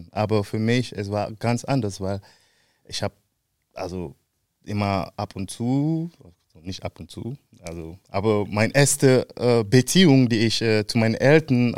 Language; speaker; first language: German; non-native, fluent; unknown